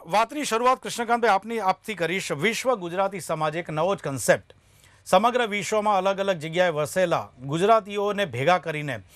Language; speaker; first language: Gujarati; native; Gujarati